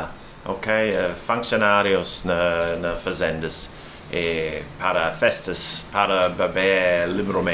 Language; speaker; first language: Portuguese; non-native, learner; English